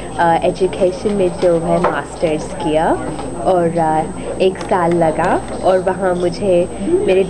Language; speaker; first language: Hindi; native; Hindi